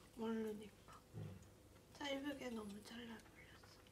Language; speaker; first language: Korean; non-native, fluent; Japanese